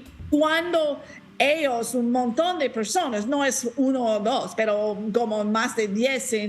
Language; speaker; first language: Spanish; non-native, learner; English